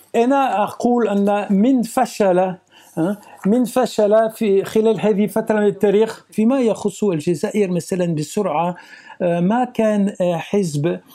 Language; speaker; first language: Arabic; non-native, fluent; French